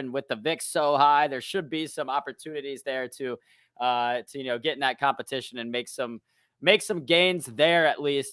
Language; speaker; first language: English; native; English